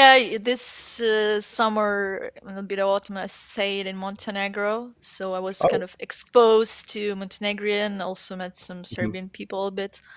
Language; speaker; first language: English; non-native, fluent; Ukrainian